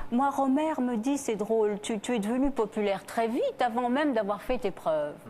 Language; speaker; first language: French; non-native, fluent; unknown